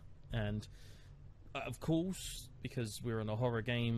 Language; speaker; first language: English; native; English